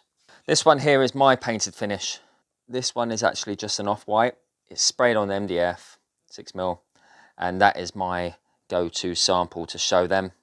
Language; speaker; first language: English; native; English